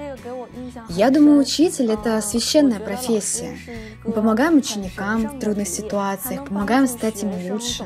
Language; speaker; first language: Russian; non-native, fluent; Chinese